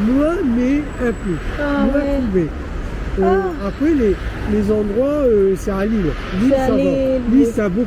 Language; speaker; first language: French; native; French